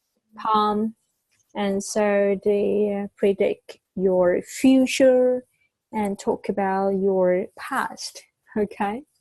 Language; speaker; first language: English; non-native, fluent; Vietnamese